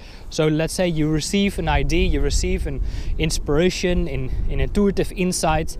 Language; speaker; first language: English; non-native, fluent; Dutch